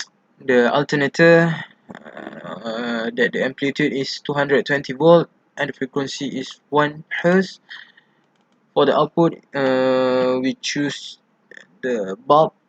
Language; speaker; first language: English; non-native, local second language; Malay